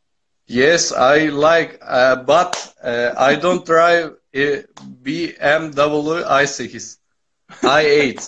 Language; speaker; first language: English; non-native, learner; Turkish